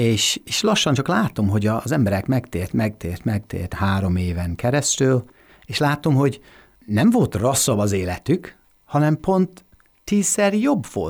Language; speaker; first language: Hungarian; non-native, fluent; English